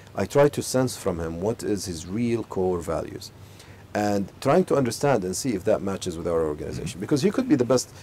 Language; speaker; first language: English; non-native, fluent; Arabic